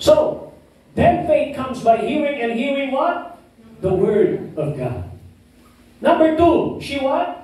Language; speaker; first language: English; non-native, local second language; Filipino